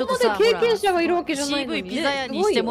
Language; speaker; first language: Japanese; native; Japanese